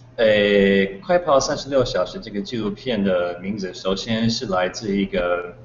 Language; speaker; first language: Chinese; non-native, fluent; English